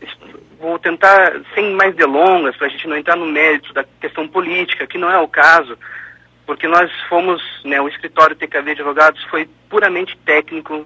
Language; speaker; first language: Portuguese; native; Portuguese